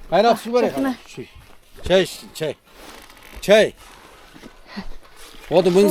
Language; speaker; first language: Chinese; non-native, local second language; Kazakh